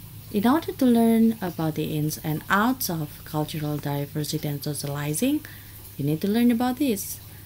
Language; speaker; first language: English; non-native, fluent; Indonesian